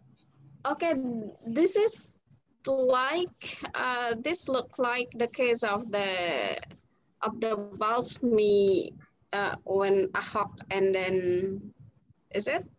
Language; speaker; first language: English; non-native, fluent; Indonesian